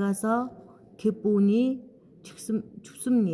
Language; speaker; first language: Korean; non-native, fluent; Mongolian